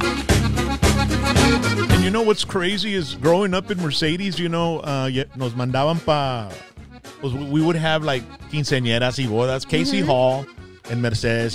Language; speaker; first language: English; early bilingual, other home language; Spanish